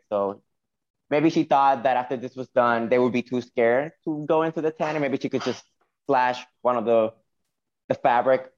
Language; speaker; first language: English; non-native, fluent; Spanish